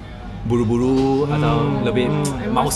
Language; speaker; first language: Indonesian; non-native, learner; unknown